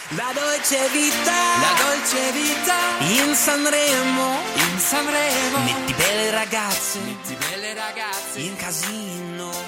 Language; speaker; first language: German; non-native, fluent; Italian